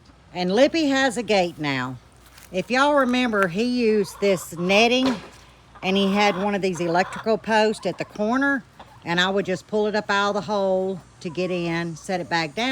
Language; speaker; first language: English; native; English